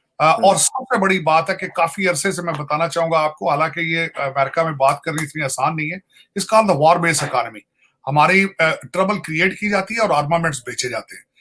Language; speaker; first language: Urdu; non-native, local second language; Punjabi